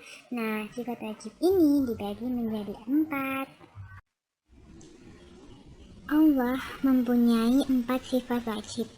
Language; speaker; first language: Indonesian; native; Indonesian